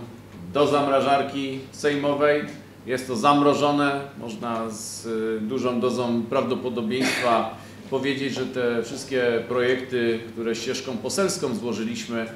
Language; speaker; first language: Polish; native; Polish